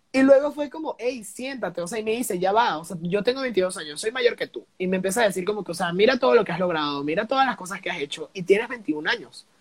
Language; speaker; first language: Spanish; native; Spanish